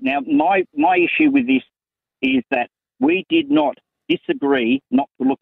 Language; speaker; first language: English; native; English